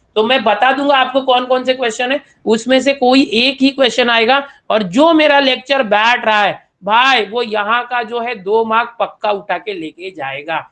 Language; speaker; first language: Hindi; non-native, local second language; Marathi